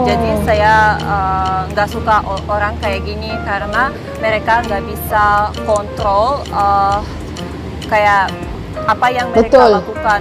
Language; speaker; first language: Indonesian; non-native, fluent; Russian